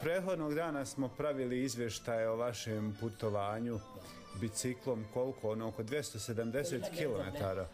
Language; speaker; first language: Serbian; native; Serbian